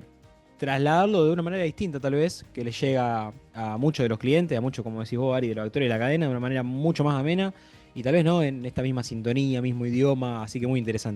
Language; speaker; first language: Spanish; native; Spanish